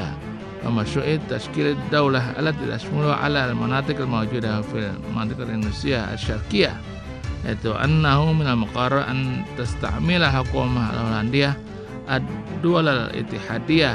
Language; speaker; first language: Arabic; non-native, learner; Indonesian